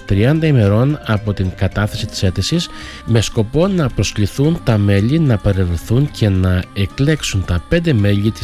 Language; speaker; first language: Greek; native; Greek